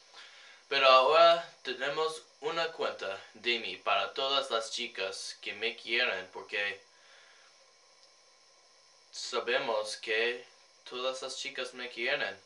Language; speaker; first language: Spanish; non-native, learner; English